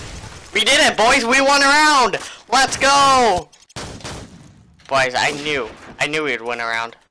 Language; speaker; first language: English; native; English